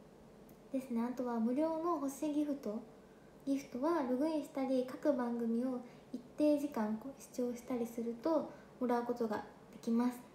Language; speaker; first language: Japanese; native; Japanese